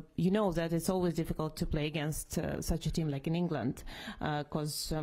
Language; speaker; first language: English; non-native, fluent; Ukrainian